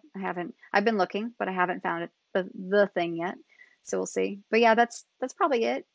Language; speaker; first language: English; native; English